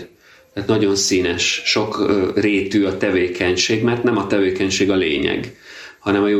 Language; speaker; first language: Hungarian; native; Hungarian